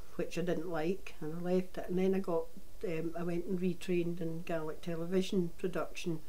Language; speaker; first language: English; native; English